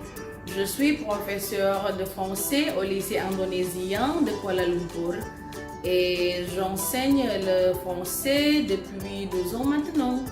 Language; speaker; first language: French; non-native, fluent; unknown